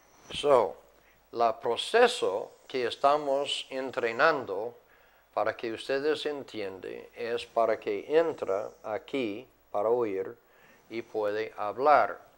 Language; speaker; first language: Spanish; non-native, fluent; English